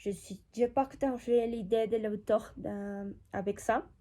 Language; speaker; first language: French; non-native, learner; Spanish